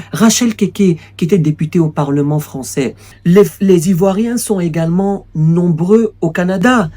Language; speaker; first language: French; native; French